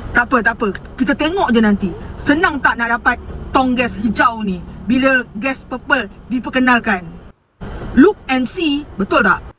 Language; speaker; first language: Malay; native; Malay